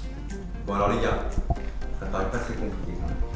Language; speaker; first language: French; native; French